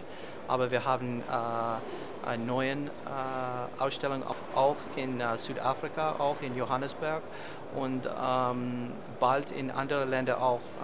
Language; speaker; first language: German; non-native, learner; English